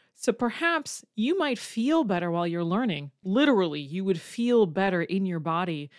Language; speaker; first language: English; native; English